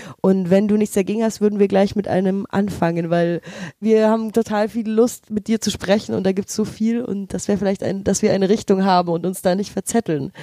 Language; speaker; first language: German; native; German